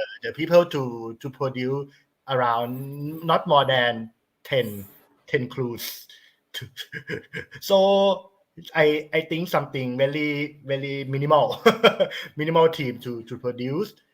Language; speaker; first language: English; non-native, learner; Thai